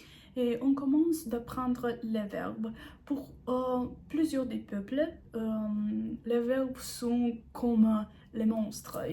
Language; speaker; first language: French; non-native, learner; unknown